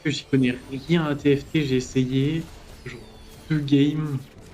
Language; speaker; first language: French; native; French